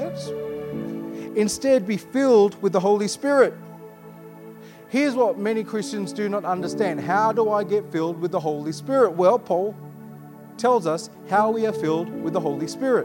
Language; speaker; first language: English; native; English